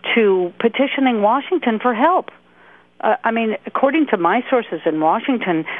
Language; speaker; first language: English; native; English